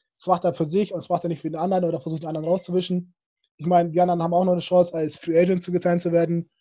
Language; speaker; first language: German; early bilingual, other home language; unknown